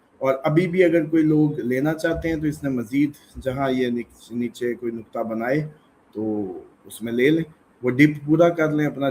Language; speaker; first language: Urdu; native; Urdu